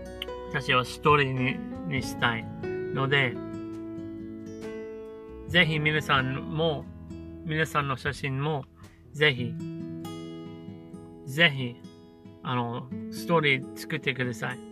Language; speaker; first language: Japanese; non-native, learner; English